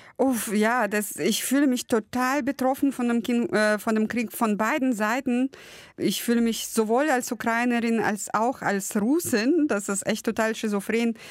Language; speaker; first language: German; early bilingual, other home language; Russian